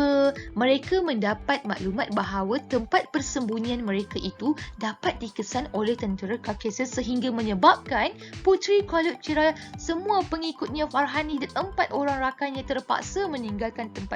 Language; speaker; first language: Malay; native; Malay